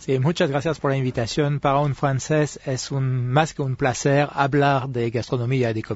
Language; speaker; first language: Spanish; non-native, fluent; French